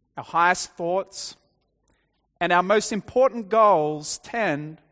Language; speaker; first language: English; native; English